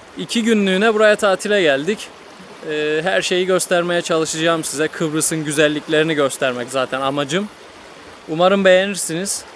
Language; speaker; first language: Turkish; native; Turkish